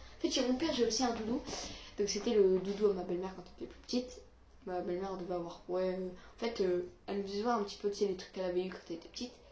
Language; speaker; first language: French; native; French